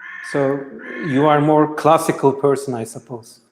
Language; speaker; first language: English; non-native, fluent; Turkish